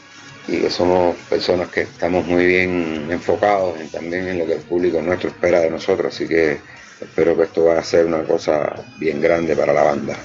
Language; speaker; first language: Spanish; native; Spanish